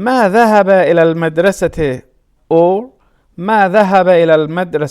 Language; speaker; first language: Arabic; non-native, learner; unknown